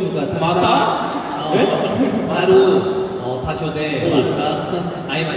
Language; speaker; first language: Japanese; non-native, learner; Korean